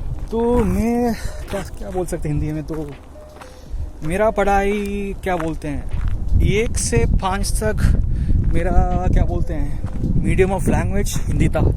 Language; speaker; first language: Hindi; non-native, local second language; Tamil